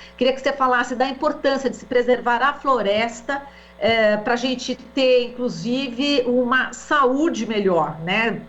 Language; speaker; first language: Portuguese; native; Portuguese